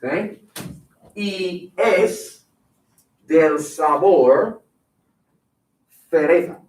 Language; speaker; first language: Spanish; non-native, fluent; English